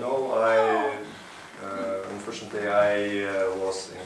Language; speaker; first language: English; non-native, learner; Russian